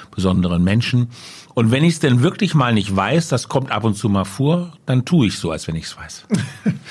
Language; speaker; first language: German; native; German